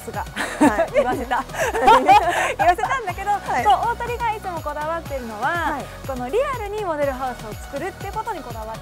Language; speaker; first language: Japanese; native; Japanese